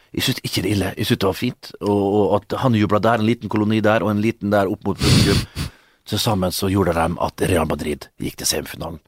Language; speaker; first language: Norwegian; native; Norwegian